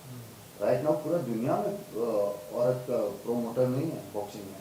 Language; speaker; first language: Hindi; non-native, fluent; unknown